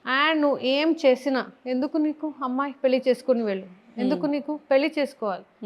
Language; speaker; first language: Telugu; native; Telugu